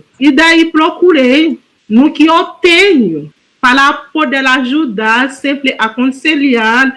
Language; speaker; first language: Portuguese; non-native, fluent; Haitian Creole